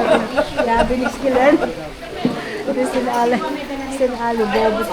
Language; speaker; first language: German; non-native, learner; Filipino